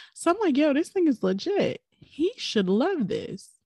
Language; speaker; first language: English; native; English